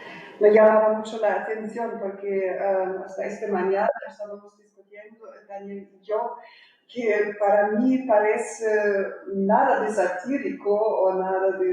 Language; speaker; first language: Spanish; non-native, fluent; German